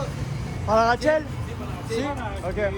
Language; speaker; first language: Spanish; non-native, learner; French